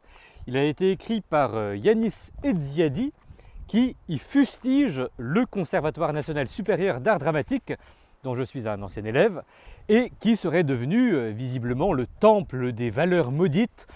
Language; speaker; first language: French; native; French